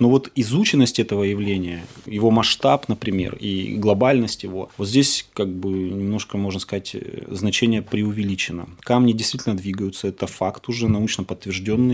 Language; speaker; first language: Russian; native; Russian